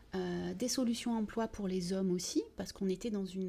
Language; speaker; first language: French; early bilingual, other home language; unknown